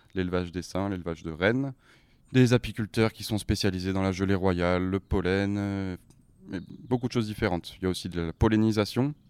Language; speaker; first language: French; native; French